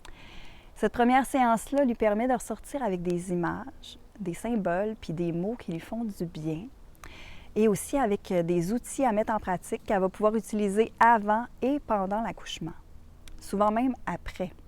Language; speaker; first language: French; native; French